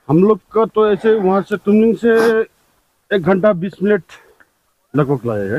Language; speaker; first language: Hindi; non-native, local second language; Nepali